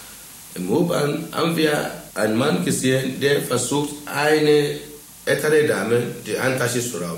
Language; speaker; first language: German; non-native, fluent; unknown